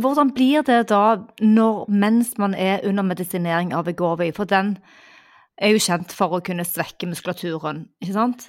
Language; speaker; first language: Norwegian; native; Norwegian